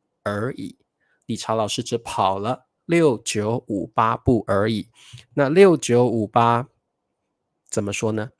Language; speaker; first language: Chinese; native; Chinese